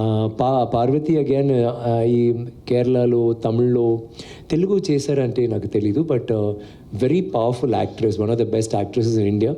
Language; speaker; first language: Telugu; non-native, learner; Tamil